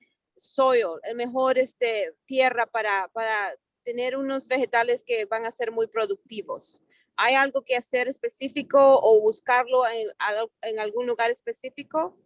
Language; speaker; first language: Spanish; early bilingual, heritage; Spanish